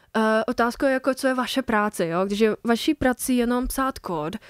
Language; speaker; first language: Czech; non-native, fluent; Bosnian